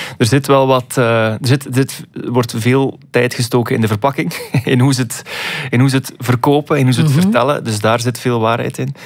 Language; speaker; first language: Dutch; native; Dutch